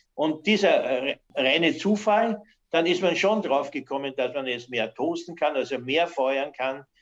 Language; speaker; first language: German; native; German